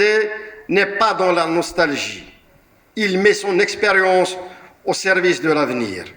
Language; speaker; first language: French; non-native, local second language; Kabyle